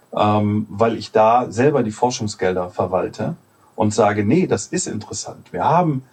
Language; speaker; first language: German; native; German